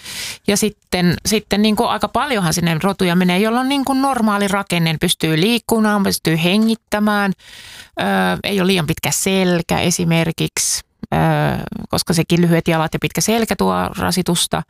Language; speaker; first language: Finnish; native; Finnish